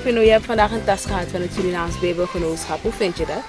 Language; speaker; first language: Dutch; native; Dutch